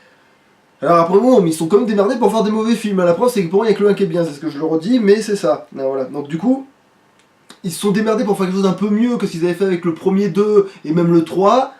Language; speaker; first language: French; native; French